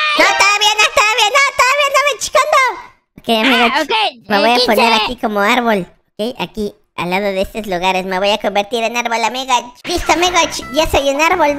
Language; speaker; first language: Spanish; native; Spanish